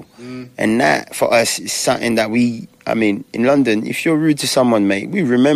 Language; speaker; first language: English; native; English